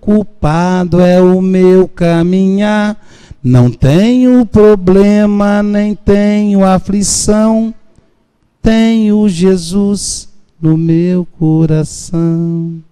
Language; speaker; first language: Portuguese; native; Portuguese